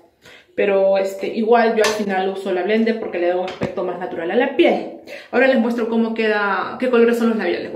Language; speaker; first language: Spanish; native; Spanish